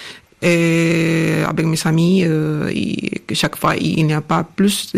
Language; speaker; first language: French; non-native, learner; Spanish